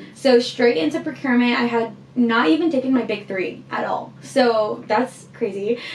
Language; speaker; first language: English; early bilingual, heritage; Spanish